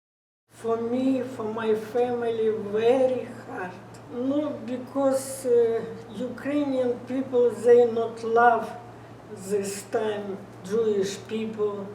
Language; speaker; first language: English; non-native, learner; Russian